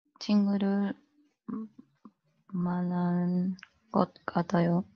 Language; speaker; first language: Korean; non-native, learner; Spanish